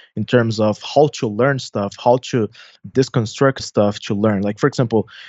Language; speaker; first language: English; non-native, fluent; Portuguese